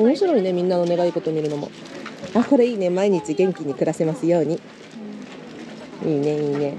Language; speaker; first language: Japanese; non-native, fluent; Korean